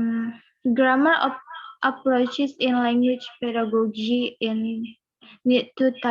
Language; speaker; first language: English; non-native, learner; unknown